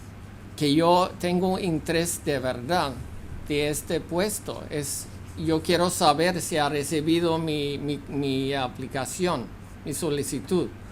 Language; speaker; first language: Spanish; non-native, fluent; Swedish